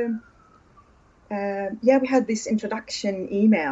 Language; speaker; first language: English; non-native, fluent; Arabic